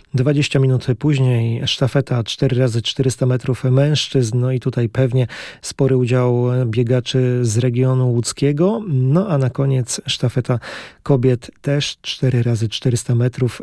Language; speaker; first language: Polish; native; Polish